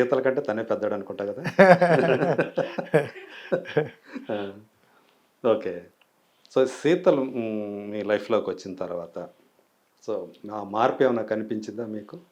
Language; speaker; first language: Telugu; native; Telugu